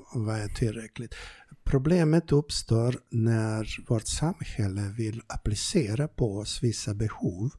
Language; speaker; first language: Swedish; non-native, fluent; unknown